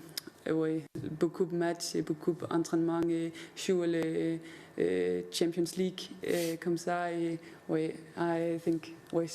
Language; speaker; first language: French; non-native, learner; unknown